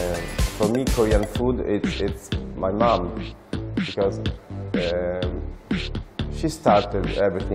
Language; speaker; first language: English; non-native, fluent; Italian